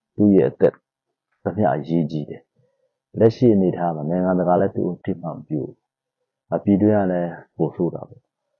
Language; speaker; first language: Burmese; non-native, local second language; Shwe Palaung